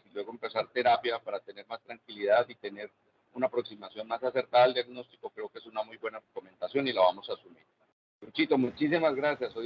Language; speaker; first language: Spanish; native; Spanish